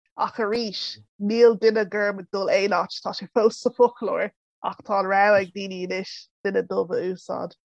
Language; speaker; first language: Irish; early bilingual, other home language; English